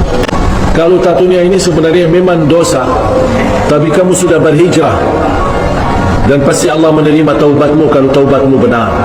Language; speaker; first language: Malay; non-native, fluent; Arabic